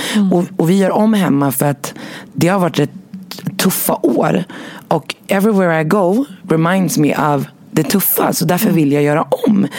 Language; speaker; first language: Swedish; early bilingual, other home language; Arabic